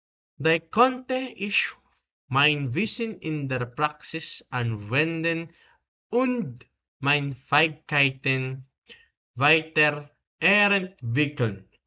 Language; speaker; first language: German; non-native, learner; Filipino